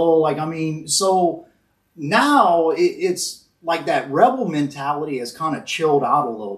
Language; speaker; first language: English; native; English